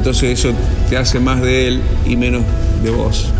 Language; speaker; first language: Spanish; native; Spanish